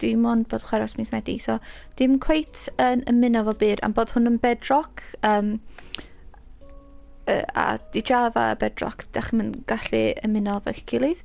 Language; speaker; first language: Welsh; native; Welsh